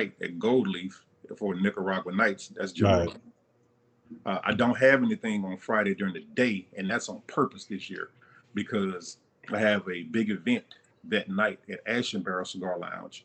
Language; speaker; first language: English; native; English